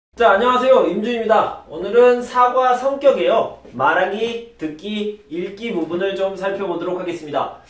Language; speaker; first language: Korean; native; Korean